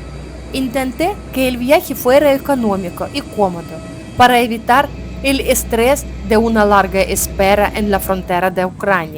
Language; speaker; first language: Spanish; non-native, learner; Ukrainian